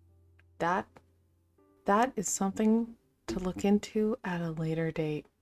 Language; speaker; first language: English; native; English